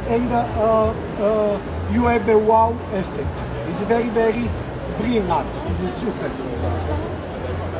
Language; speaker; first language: English; non-native, learner; Italian